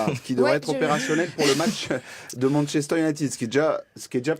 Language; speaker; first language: French; native; French